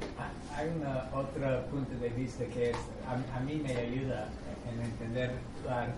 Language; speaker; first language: Spanish; non-native, fluent; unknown